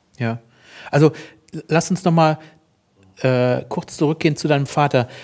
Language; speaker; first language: German; native; German